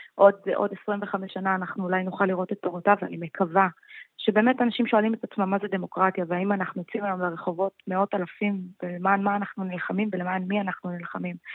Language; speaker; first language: Hebrew; non-native, local second language; Arabic